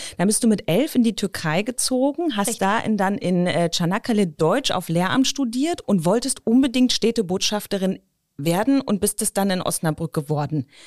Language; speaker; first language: German; native; German